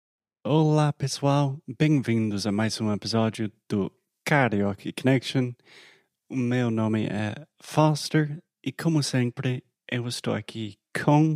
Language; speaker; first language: Portuguese; non-native, fluent; English